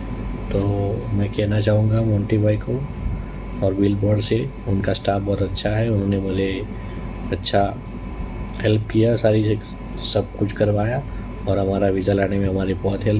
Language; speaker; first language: Hindi; non-native, local second language; Gujarati